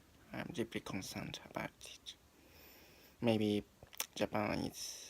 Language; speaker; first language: English; non-native, learner; Japanese